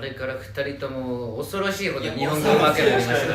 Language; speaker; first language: Japanese; native; Japanese